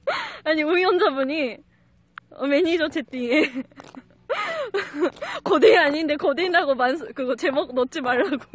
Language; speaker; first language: Korean; non-native, fluent; Japanese